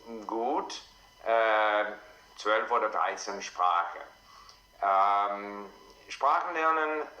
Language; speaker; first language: German; non-native, fluent; English